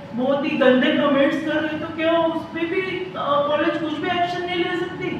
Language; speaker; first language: Hindi; non-native, local second language; Marathi